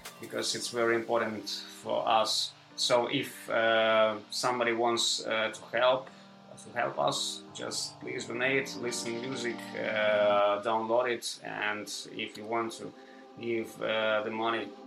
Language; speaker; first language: English; non-native, learner; Ukrainian